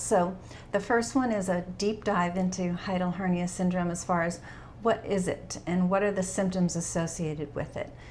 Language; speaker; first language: English; native; English